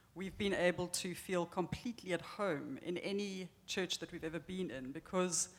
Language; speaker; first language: English; native; English